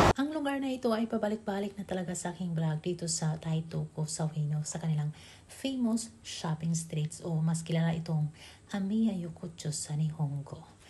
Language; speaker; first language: Filipino; native; Filipino